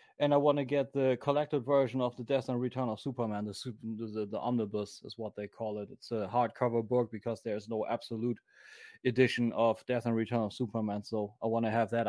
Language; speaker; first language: English; non-native, fluent; German